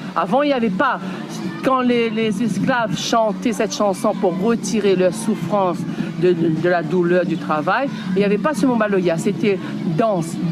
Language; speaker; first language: French; native; French